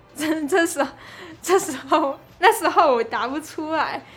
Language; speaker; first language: Chinese; native; Chinese